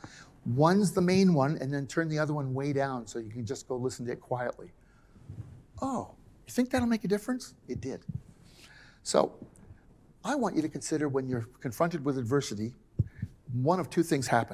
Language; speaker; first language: English; native; English